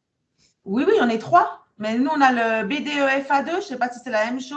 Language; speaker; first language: French; native; French